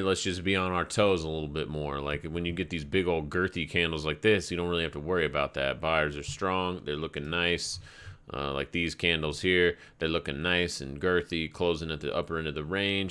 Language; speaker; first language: English; native; English